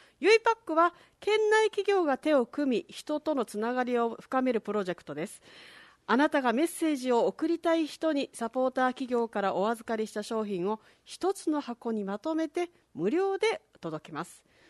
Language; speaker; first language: Japanese; native; Japanese